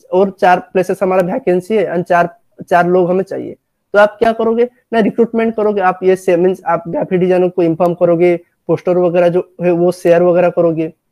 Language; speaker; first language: Hindi; non-native, local second language; Odia